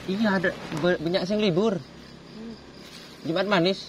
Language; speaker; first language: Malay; non-native, local second language; Javanese